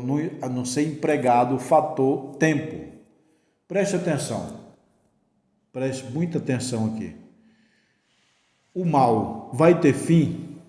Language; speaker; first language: Portuguese; native; Portuguese